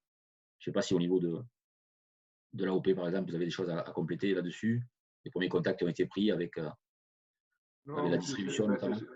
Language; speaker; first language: French; native; French